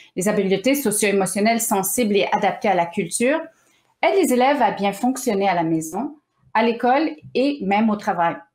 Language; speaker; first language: French; native; French